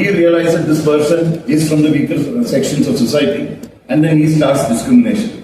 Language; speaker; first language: English; non-native, local second language; Tamil